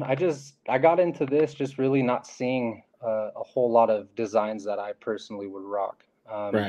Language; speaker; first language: English; native; English